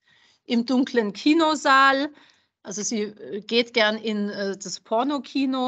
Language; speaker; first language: German; native; German